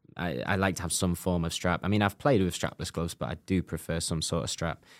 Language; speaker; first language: English; native; English